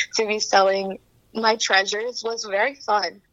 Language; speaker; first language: English; early bilingual, other home language; Chinese